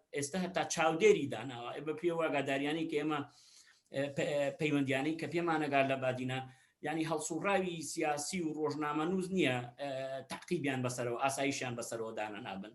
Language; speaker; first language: Central Kurdish; native; Central Kurdish